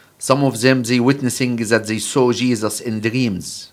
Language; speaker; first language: English; non-native, fluent; Arabic